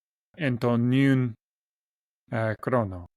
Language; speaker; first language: Greek; non-native, learner; English